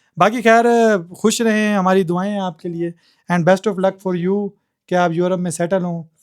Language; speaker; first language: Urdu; native; Urdu